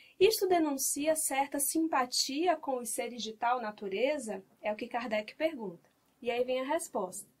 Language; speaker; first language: Portuguese; native; Portuguese